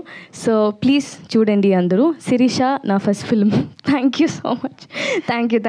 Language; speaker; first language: Telugu; non-native, learner; Tamil